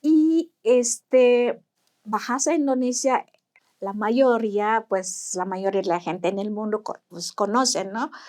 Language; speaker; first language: Spanish; non-native, fluent; Indonesian